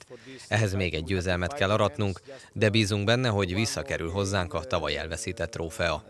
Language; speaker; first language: Hungarian; native; Hungarian